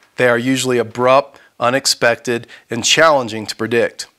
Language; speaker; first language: English; native; English